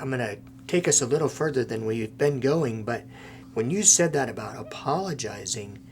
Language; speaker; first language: English; native; English